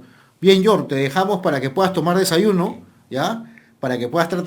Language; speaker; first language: Spanish; native; Spanish